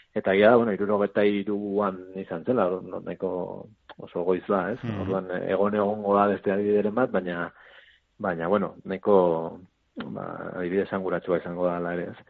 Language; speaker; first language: Basque; native; Basque